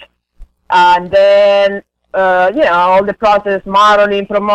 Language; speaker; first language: English; non-native, fluent; Spanish